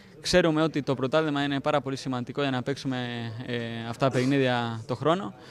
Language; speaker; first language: Greek; non-native, learner; Spanish